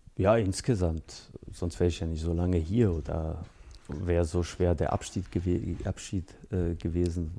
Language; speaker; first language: German; early bilingual, other home language; Bosnian